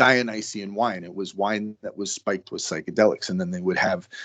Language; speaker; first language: English; native; English